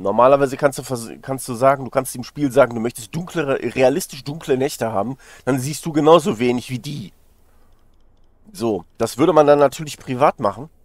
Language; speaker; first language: German; native; German